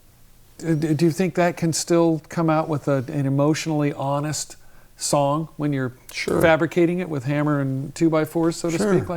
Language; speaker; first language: English; native; English